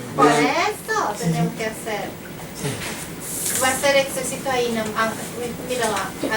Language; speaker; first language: Spanish; non-native, fluent; Portuguese